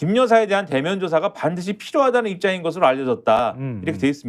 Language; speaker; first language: Korean; native; Korean